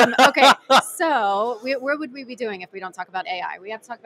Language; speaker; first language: English; native; English